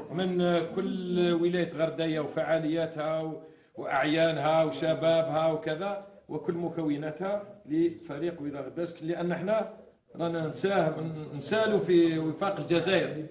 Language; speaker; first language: Arabic; native; Arabic